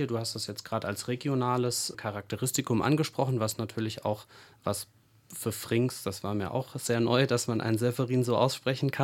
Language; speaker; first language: German; native; German